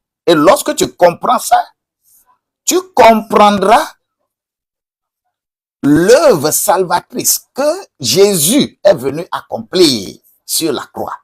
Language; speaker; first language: French; non-native, local second language; Ewe